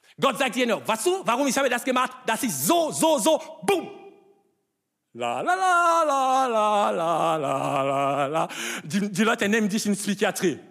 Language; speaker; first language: German; non-native, fluent; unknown